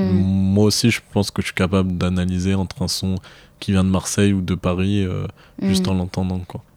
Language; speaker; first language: French; native; French